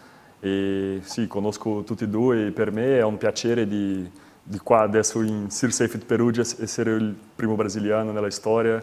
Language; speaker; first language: Italian; non-native, learner; Portuguese